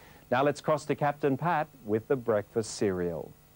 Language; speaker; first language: English; native; English